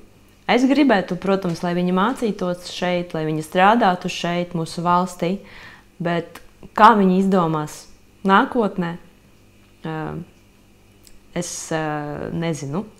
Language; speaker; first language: Latvian; non-native, local second language; Russian